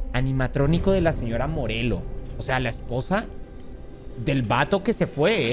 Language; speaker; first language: Spanish; native; Spanish